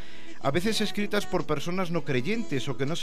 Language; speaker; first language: Spanish; native; Spanish